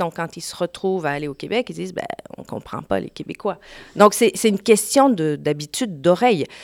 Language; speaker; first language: French; native; French